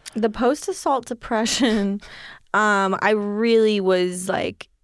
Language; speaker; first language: English; native; English